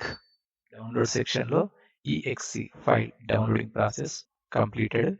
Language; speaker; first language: English; non-native, learner; Telugu